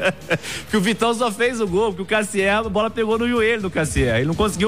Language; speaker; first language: Portuguese; native; Portuguese